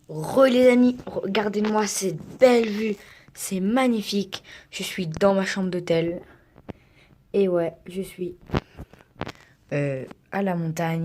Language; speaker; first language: French; native; French